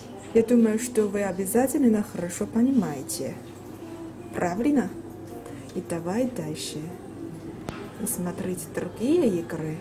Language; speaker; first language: Russian; non-native, learner; Chinese